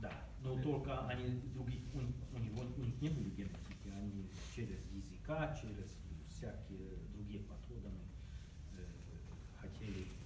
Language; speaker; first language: Russian; non-native, learner; Hungarian